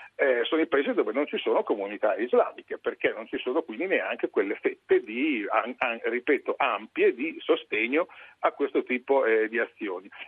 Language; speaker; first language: Italian; non-native, fluent; Arabic